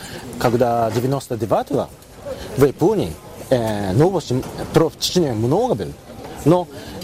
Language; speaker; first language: Russian; non-native, learner; Japanese